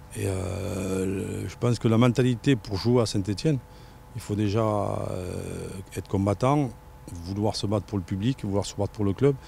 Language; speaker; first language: French; native; French